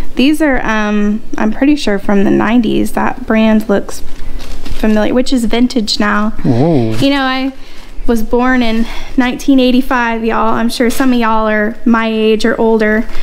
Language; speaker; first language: English; native; English